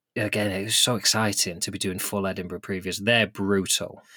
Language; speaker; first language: English; native; English